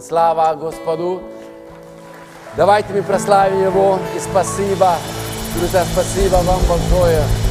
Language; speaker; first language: Russian; non-native, learner; Norwegian